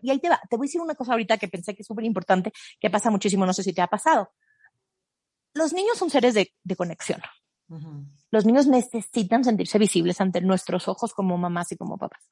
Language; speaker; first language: Spanish; native; Spanish